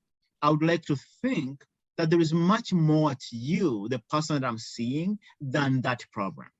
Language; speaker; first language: English; non-native, local second language; Ganda